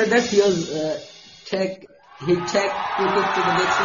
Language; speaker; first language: English; non-native, local second language; Bangla